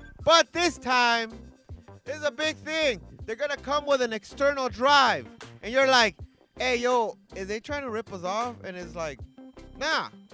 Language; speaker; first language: English; early bilingual, other home language; Spanish